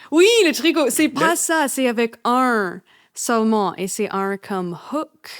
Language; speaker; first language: French; non-native, fluent; English